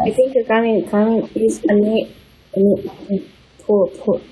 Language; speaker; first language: English; non-native, learner; Korean